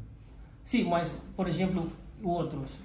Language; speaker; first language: Portuguese; non-native, learner; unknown